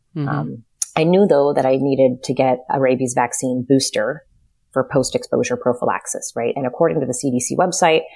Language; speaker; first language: English; native; English